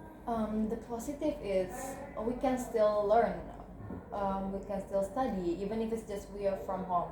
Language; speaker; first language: English; non-native, learner; Indonesian